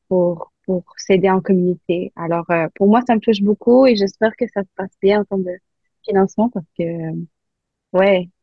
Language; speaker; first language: French; non-native, local second language; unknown